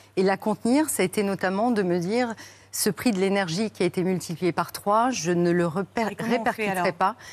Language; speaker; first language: French; native; French